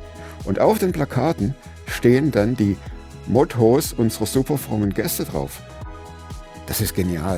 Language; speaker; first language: German; native; German